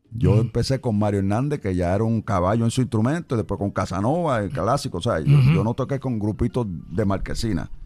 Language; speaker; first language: Spanish; early bilingual, heritage; Spanish